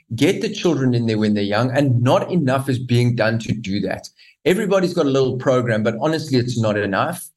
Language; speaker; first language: English; native; English